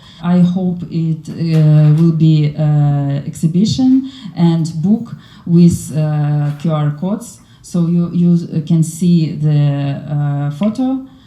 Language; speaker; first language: English; non-native, learner; Ukrainian